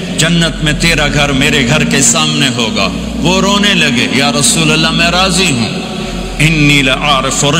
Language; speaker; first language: Urdu; non-native, local second language; Punjabi